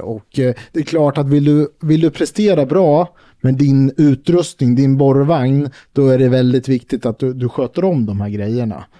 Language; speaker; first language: Swedish; native; Swedish